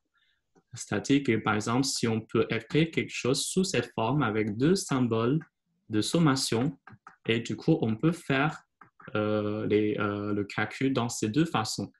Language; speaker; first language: French; non-native, fluent; Chinese